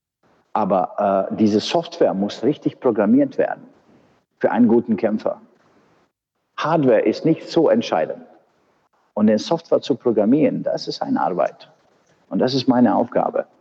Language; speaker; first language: German; non-native, fluent; Bosnian